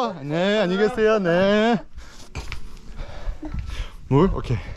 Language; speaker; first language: Korean; early bilingual, heritage; English